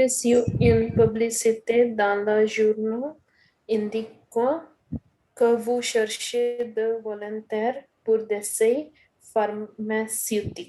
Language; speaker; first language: French; non-native, learner; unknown